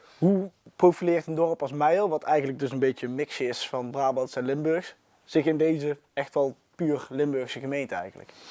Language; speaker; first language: Dutch; native; Dutch